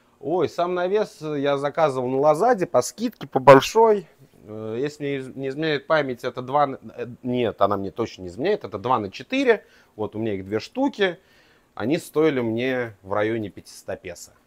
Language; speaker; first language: Russian; native; Russian